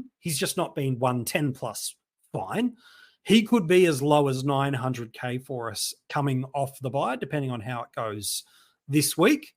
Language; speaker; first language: English; native; English